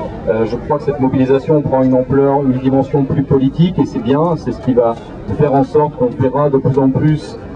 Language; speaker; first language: French; native; French